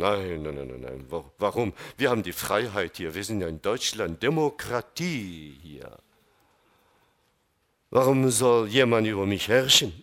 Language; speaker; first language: German; non-native, fluent; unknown